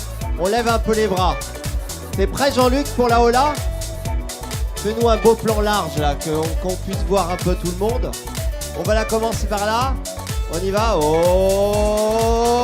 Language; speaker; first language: French; native; French